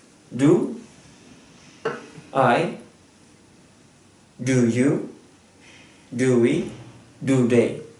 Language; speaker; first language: English; non-native, fluent; Indonesian